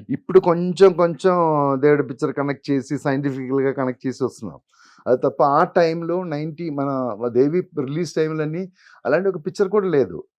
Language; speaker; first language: Telugu; non-native, fluent; Malayalam